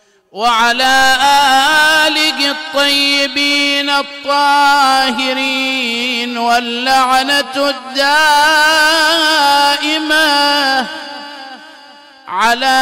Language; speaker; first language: Arabic; native; Arabic